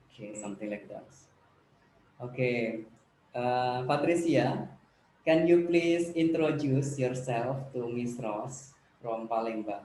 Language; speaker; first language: English; non-native, learner; Indonesian